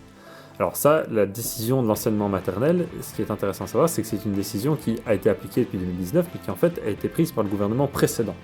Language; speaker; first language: French; native; French